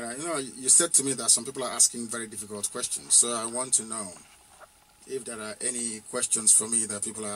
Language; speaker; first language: English; non-native, local second language; Igbo